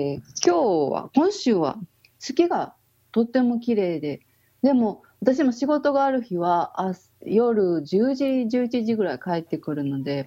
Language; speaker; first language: Japanese; native; Japanese